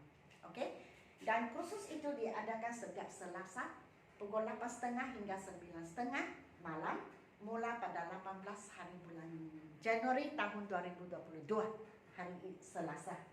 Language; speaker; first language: Indonesian; non-native, local second language; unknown